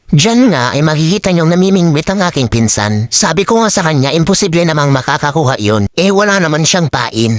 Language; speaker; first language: Filipino; non-native, local second language; Iloko